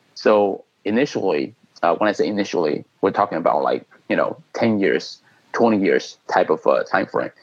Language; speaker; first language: English; non-native, fluent; Chinese